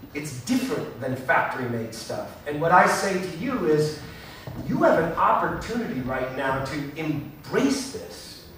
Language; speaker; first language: English; native; English